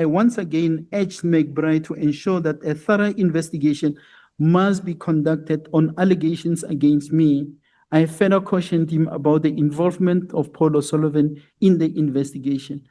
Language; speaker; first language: English; non-native, local second language; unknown